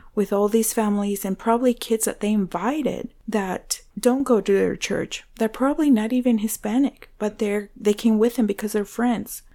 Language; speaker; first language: English; non-native, fluent; Spanish